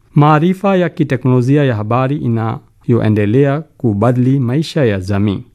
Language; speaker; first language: Swahili; non-native, fluent; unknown